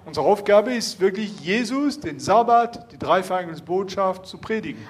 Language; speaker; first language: German; non-native, fluent; French